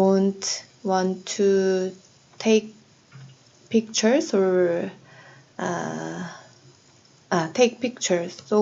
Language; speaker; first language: English; non-native, learner; Korean